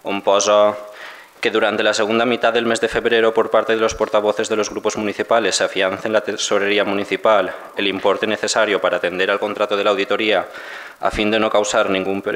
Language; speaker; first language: Spanish; non-native, local second language; Catalan